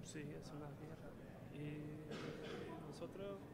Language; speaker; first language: Spanish; non-native, fluent; Portuguese